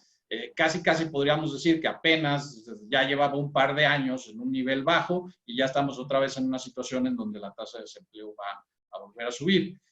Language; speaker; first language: Spanish; native; Spanish